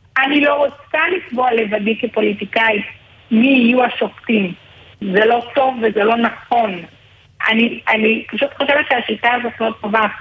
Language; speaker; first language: Hebrew; native; Hebrew